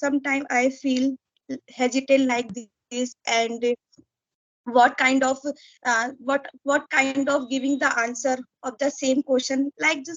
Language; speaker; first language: English; non-native, learner; Hindi